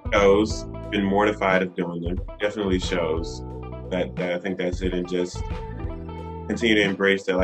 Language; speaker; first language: English; native; English